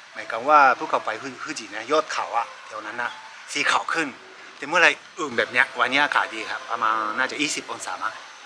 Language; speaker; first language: Thai; non-native, fluent; Japanese